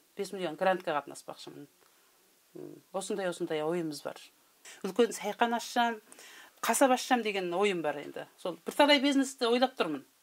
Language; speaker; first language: Kazakh; early bilingual, heritage; Kazakh